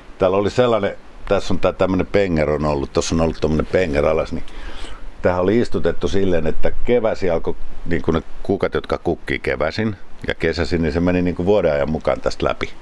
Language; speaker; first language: Finnish; native; Finnish